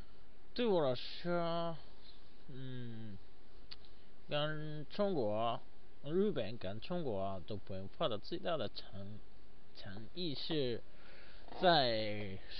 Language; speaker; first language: Chinese; non-native, learner; Japanese